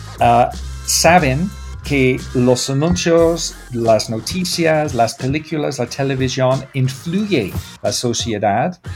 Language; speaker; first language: Spanish; non-native, fluent; English